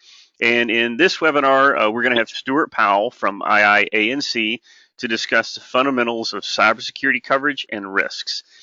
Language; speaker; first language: English; native; English